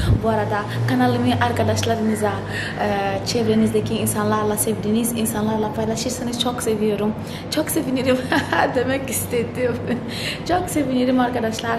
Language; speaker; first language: Turkish; non-native, fluent; Portuguese